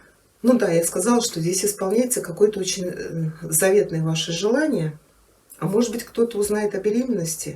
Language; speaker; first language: Russian; native; Russian